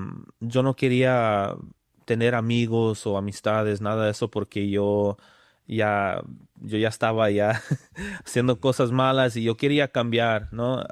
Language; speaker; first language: Spanish; early bilingual, other home language; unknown